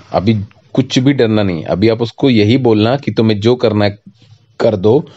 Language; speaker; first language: Hindi; native; Hindi